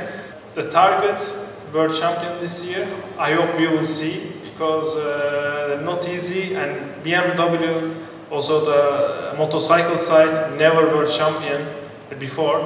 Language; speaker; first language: English; non-native, learner; Turkish